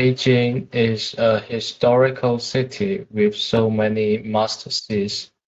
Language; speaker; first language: English; non-native, fluent; Chinese